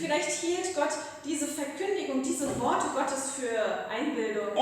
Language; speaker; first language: German; native; German